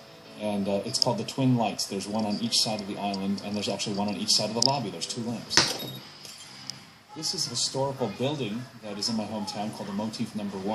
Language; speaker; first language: English; native; English